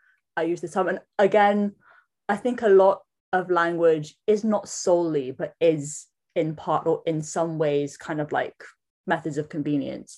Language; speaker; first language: English; native; English